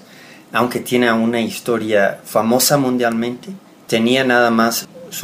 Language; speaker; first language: Spanish; non-native, fluent; English